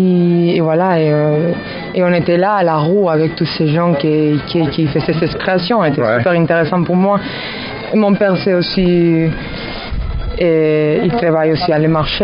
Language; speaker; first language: French; non-native, fluent; Spanish